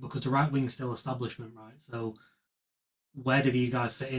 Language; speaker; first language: English; native; English